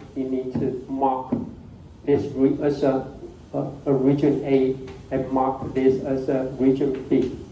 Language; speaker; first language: English; non-native, fluent; Chinese